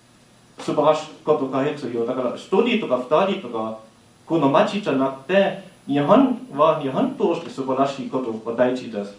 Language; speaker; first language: Japanese; non-native, learner; German